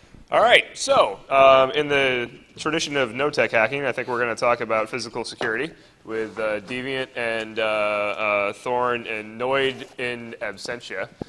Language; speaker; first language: English; native; English